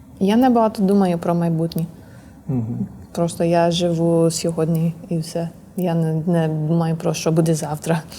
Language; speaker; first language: Ukrainian; non-native, learner; English